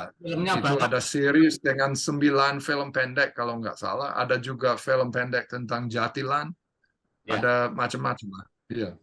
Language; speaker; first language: Indonesian; non-native, fluent; English